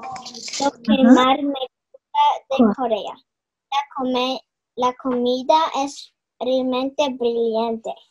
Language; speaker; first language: Spanish; non-native, learner; Korean